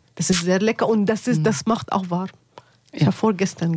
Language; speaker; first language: German; non-native, learner; Arabic